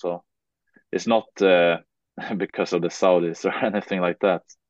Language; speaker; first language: English; non-native, fluent; Swedish